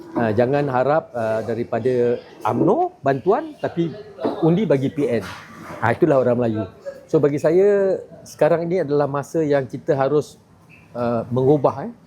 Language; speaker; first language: Malay; native; Malay